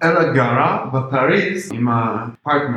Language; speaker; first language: Hebrew; non-native, fluent; English